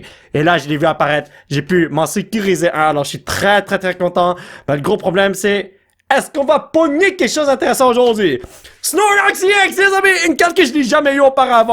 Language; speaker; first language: French; native; French